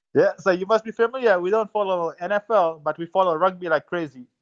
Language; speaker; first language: English; non-native, fluent; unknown